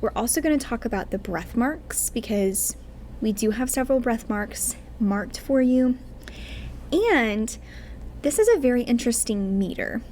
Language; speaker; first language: English; native; English